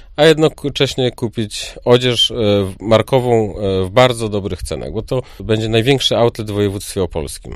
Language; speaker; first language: Polish; native; Polish